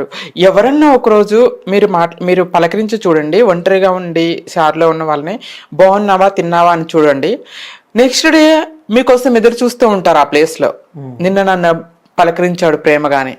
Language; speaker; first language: Telugu; native; Telugu